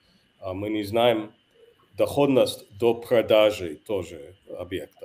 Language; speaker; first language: Russian; non-native, fluent; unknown